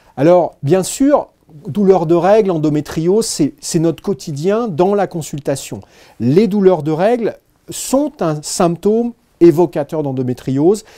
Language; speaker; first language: French; native; French